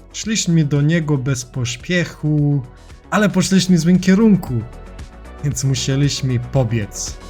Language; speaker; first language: Polish; non-native, fluent; Serbian